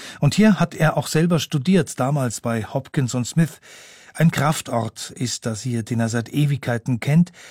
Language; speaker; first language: German; native; German